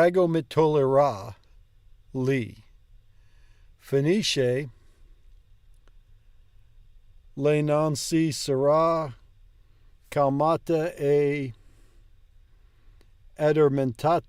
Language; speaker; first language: Italian; non-native, learner; English